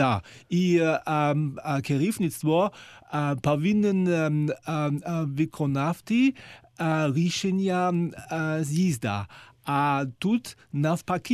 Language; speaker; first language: Ukrainian; non-native, fluent; German